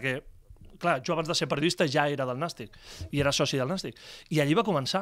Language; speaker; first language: Catalan; native; Catalan